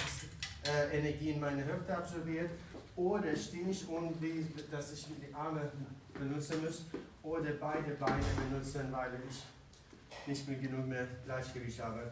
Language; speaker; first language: German; non-native, fluent; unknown